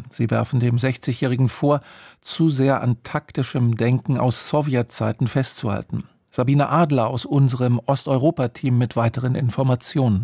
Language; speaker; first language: German; native; German